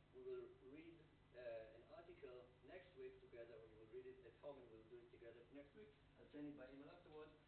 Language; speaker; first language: English; non-native, fluent; Hebrew